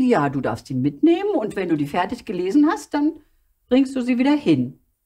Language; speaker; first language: German; native; German